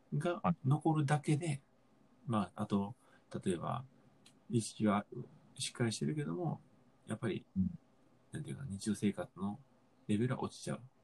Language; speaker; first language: Japanese; native; Japanese